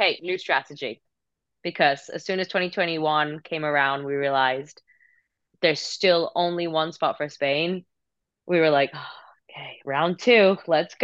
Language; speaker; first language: English; native; English